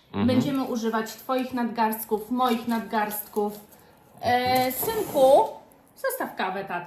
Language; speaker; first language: Polish; native; Polish